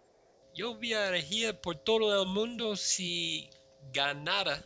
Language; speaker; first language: Spanish; non-native, learner; English